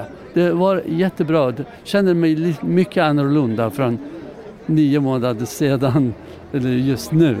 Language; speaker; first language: Swedish; non-native, learner; Persian